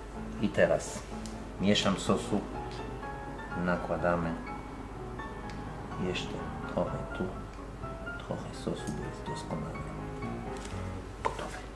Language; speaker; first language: Polish; non-native, learner; French